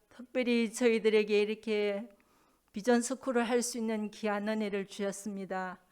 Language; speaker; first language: Korean; native; Korean